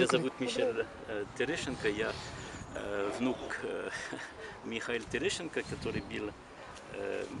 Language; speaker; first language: Russian; non-native, learner; French